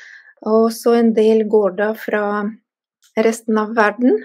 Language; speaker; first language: Norwegian; non-native, fluent; Russian